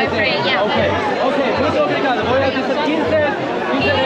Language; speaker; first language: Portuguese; non-native, learner; Swiss German